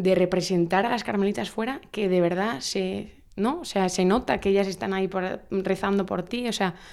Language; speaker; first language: Spanish; native; Spanish